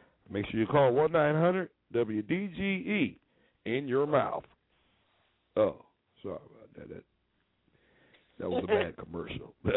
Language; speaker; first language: English; native; English